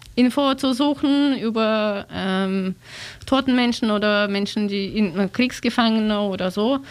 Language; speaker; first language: German; non-native, fluent; Russian